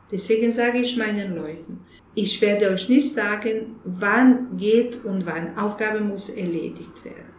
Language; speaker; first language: German; non-native, fluent; Bosnian